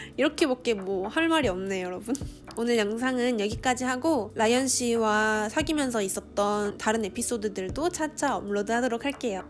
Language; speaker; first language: Korean; native; Korean